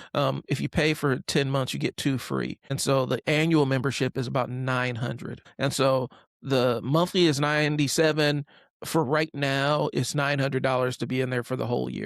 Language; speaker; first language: English; native; English